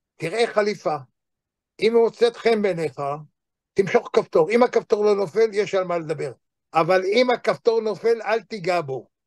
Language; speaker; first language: Hebrew; native; Hebrew